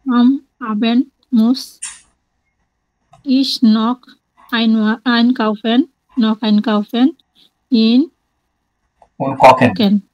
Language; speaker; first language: German; non-native, learner; Bangla